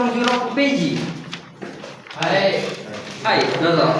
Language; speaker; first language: Japanese; non-native, fluent; Indonesian